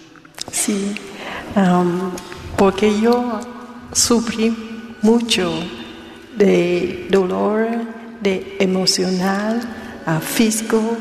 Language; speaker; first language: Spanish; non-native, learner; Vietnamese